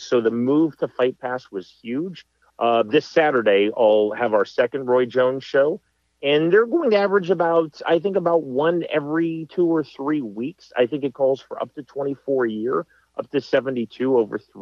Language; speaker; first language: English; native; English